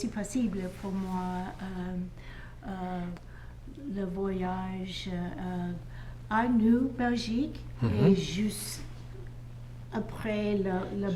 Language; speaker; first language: French; non-native, learner; English